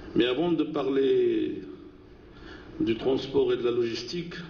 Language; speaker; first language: French; non-native, local second language; Arabic